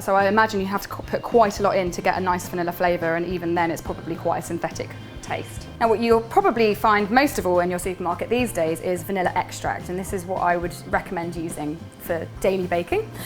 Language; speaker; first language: English; native; English